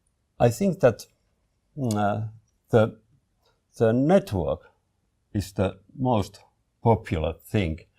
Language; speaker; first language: English; non-native, fluent; Finnish